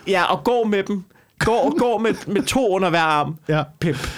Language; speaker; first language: Danish; native; Danish